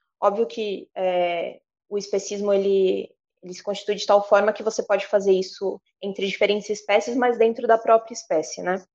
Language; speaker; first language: Portuguese; native; Portuguese